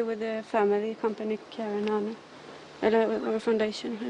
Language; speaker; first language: English; non-native, learner; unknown